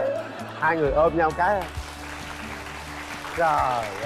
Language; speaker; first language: Vietnamese; native; Vietnamese